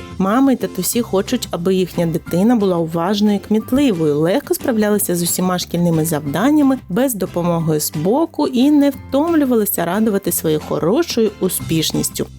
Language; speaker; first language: Ukrainian; native; Ukrainian